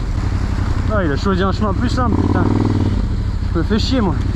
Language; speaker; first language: French; native; French